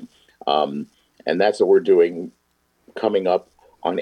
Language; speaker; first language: English; native; English